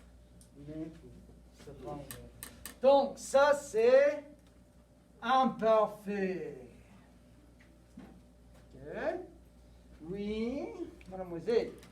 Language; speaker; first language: French; non-native, fluent; English